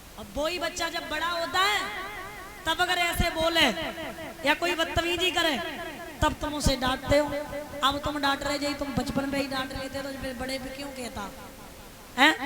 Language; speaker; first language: Hindi; native; Hindi